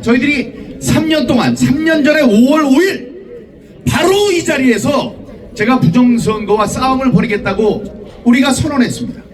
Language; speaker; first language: Korean; native; Korean